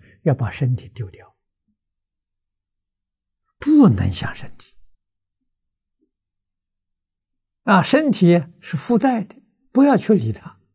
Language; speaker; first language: Chinese; native; Chinese